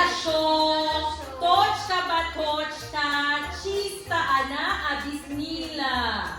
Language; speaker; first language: Russian; non-native, local second language; Tajik